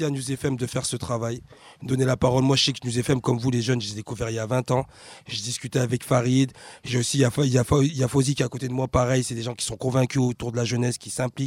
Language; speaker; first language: French; native; French